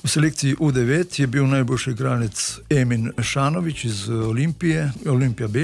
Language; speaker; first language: Slovenian; native; Slovenian